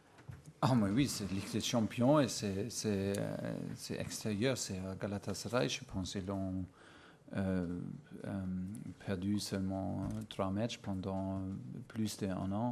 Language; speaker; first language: French; non-native, fluent; German